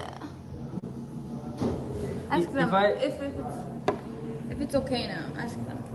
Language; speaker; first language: English; non-native, fluent; Turkish